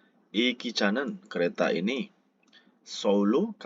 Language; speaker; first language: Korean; non-native, fluent; Indonesian